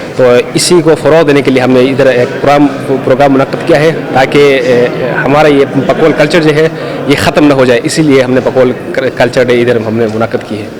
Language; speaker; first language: Urdu; non-native, local second language; Khowar